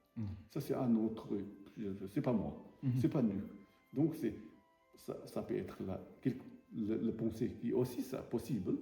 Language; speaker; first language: French; non-native, learner; Tibetan